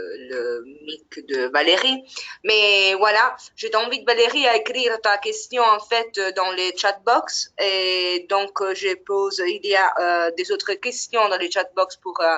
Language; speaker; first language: French; non-native, fluent; Italian